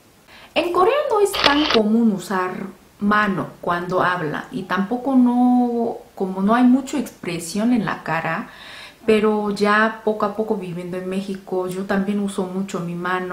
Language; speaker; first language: Spanish; non-native, fluent; Korean